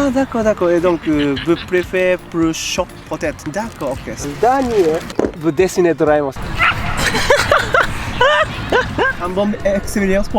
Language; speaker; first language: French; non-native, learner; Japanese